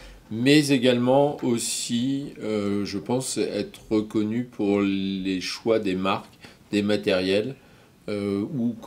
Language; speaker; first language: French; native; French